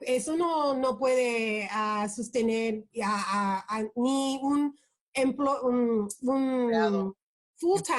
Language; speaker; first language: Spanish; early bilingual, heritage; Spanish